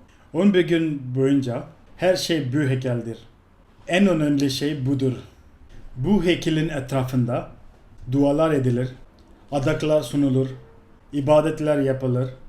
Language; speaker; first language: Turkish; non-native, fluent; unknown